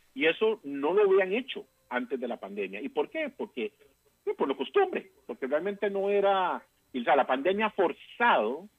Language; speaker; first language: Spanish; native; Spanish